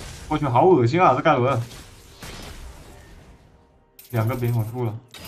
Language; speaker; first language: Chinese; native; Chinese